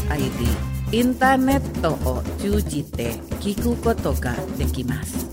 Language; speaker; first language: Japanese; non-native, learner; Indonesian